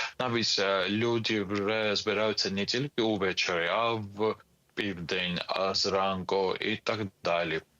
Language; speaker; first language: Ukrainian; non-native, fluent; Georgian